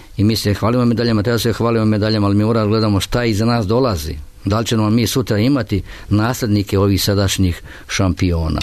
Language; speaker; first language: Serbian; native; Serbian